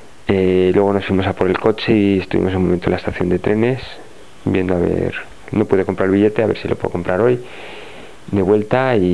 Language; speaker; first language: Spanish; native; Spanish